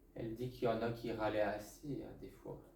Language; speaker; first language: French; native; French